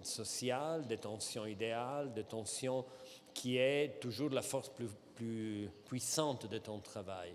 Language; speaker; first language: French; non-native, fluent; Italian